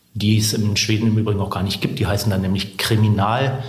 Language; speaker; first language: German; native; German